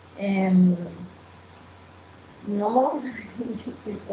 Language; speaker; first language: English; non-native, learner; Spanish